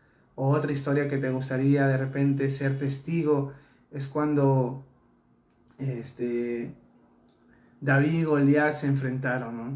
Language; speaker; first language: Spanish; native; Spanish